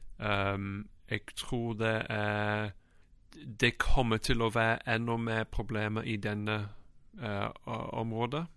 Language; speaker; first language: Norwegian; non-native, fluent; English